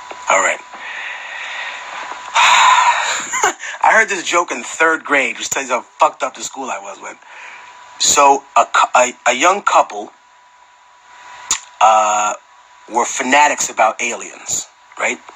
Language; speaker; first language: English; early bilingual, other home language; Spanish